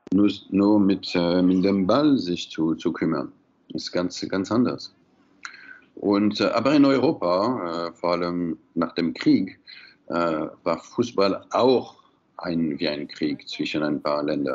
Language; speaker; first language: German; non-native, fluent; French